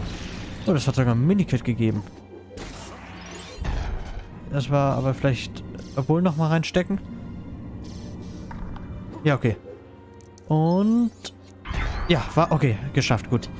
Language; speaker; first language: German; native; German